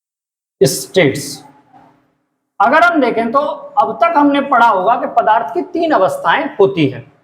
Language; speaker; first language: Hindi; native; Hindi